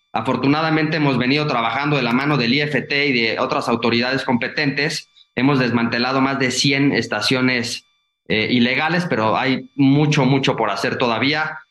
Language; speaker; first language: Spanish; native; Spanish